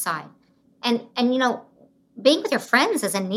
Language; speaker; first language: English; native; English